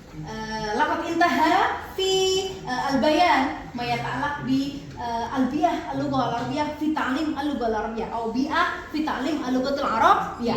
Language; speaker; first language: Arabic; non-native, learner; Indonesian